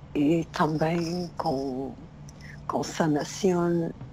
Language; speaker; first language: Spanish; non-native, learner; Portuguese